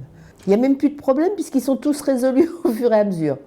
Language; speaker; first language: French; native; French